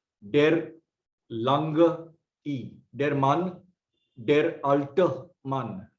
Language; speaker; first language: German; non-native, fluent; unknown